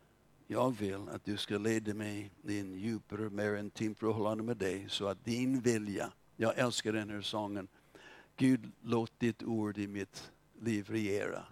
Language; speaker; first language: Swedish; non-native, fluent; English